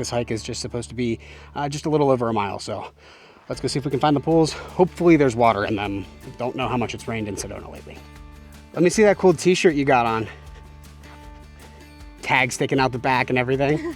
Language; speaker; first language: English; native; English